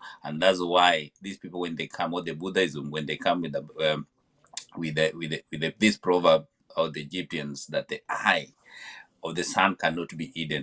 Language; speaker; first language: English; non-native, local second language; Luo (Kenya and Tanzania)